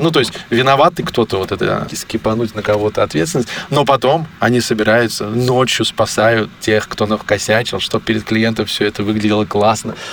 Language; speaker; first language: Russian; native; Russian